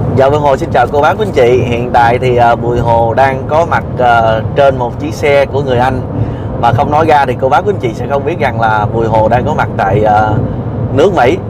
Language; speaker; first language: Vietnamese; native; Vietnamese